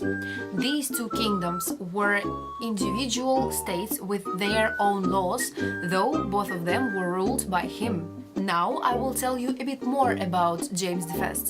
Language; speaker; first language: English; non-native, learner; Russian